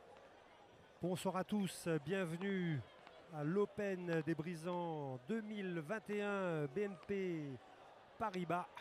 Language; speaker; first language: French; native; French